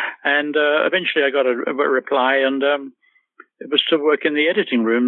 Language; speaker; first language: English; native; English